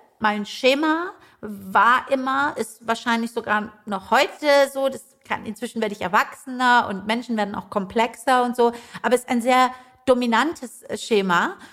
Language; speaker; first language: German; early bilingual, other home language; Persian